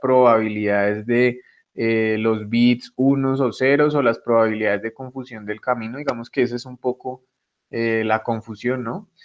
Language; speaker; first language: Spanish; native; Spanish